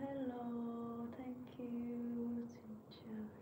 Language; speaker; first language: English; non-native, learner; Vietnamese